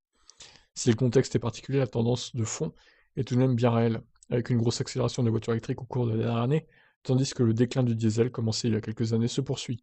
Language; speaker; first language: French; native; French